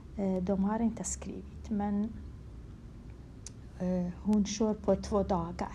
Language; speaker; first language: Swedish; non-native, fluent; Kurdish